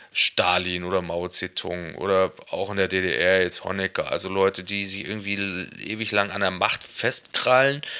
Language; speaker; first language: German; native; German